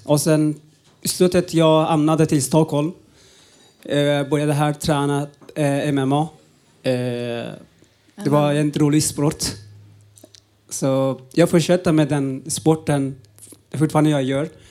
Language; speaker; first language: Swedish; non-native, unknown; Uzbek